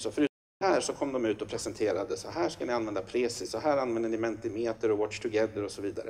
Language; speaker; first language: Swedish; native; Swedish